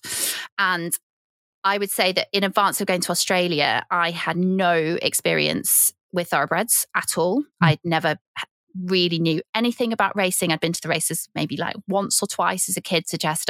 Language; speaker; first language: English; native; English